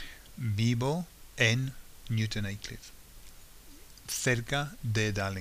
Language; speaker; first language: Spanish; non-native, fluent; English